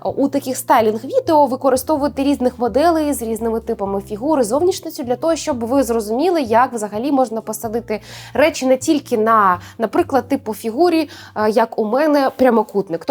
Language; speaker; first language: Ukrainian; native; Ukrainian